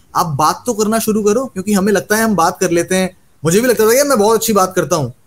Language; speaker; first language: Hindi; native; Hindi